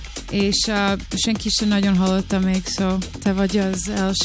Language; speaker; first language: Hungarian; early bilingual, heritage; Hungarian